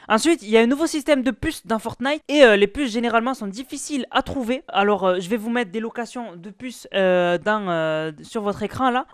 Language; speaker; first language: French; native; French